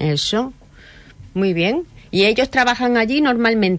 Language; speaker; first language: Spanish; native; Spanish